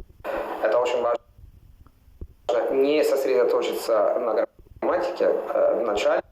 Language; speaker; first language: Russian; non-native, fluent; Italian